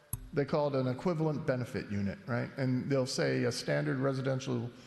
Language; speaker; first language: English; native; English